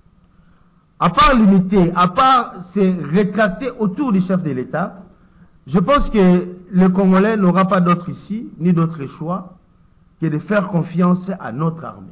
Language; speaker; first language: French; non-native, local second language; Lingala